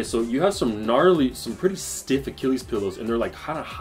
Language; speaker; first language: English; native; English